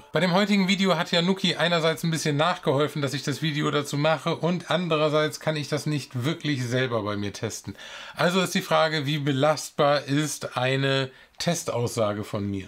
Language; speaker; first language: German; native; German